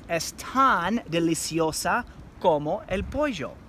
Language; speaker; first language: Spanish; non-native, fluent; English